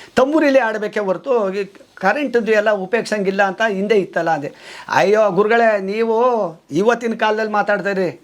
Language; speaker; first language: Kannada; native; Kannada